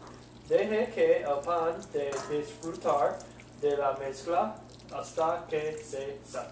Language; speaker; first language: Spanish; non-native, learner; English